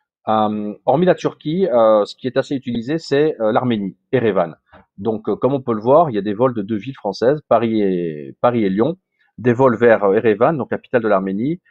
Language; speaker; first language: French; native; French